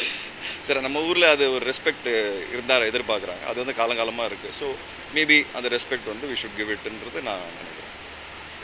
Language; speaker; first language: Tamil; native; Tamil